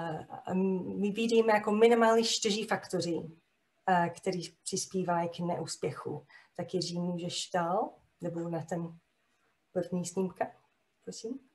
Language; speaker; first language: Czech; non-native, fluent; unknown